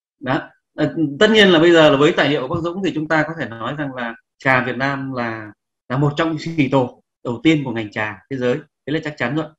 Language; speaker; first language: Vietnamese; native; Vietnamese